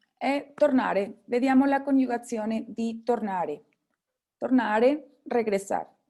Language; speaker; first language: Italian; non-native, fluent; Spanish